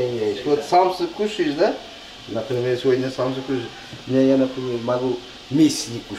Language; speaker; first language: Russian; non-native, local second language; Uzbek